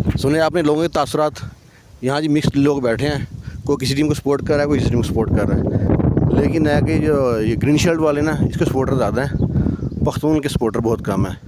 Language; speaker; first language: Urdu; non-native, local second language; Punjabi